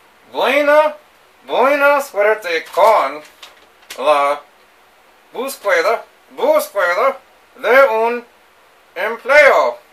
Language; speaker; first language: Spanish; non-native, learner; English